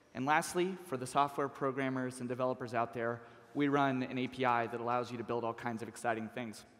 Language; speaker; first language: English; native; English